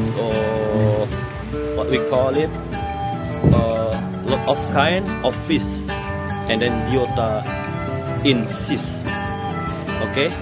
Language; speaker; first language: English; non-native, learner; Indonesian